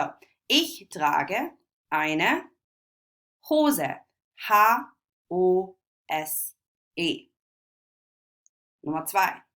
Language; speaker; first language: German; non-native, fluent; English